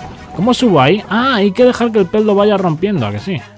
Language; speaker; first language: Spanish; native; Spanish